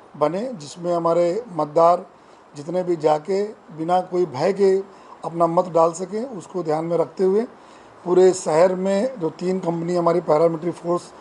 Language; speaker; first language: Hindi; non-native, local second language; Gujarati